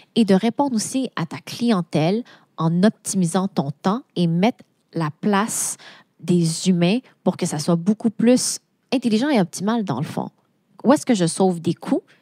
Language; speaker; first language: French; native; French